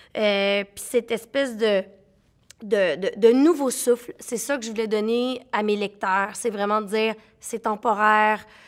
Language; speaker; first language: French; native; French